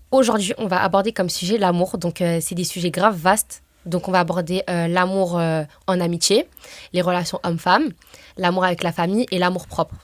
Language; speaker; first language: French; early bilingual, other home language; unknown